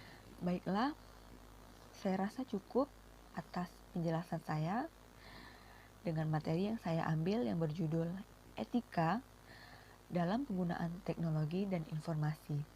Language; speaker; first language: Indonesian; native; Indonesian